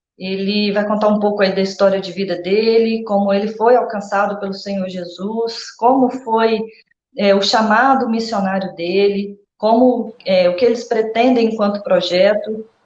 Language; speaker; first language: Portuguese; native; Portuguese